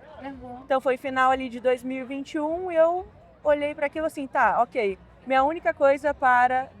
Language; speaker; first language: Portuguese; native; Portuguese